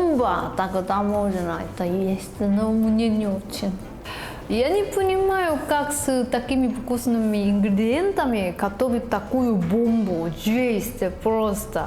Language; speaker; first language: Russian; non-native, learner; Korean